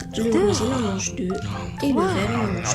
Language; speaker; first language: French; native; French